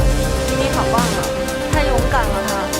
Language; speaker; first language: Chinese; native; Chinese